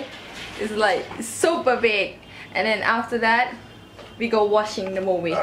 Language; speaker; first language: English; non-native, learner; Thai